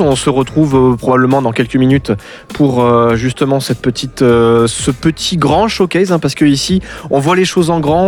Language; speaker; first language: French; native; French